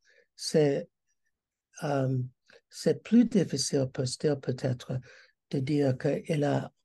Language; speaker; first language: French; non-native, learner; English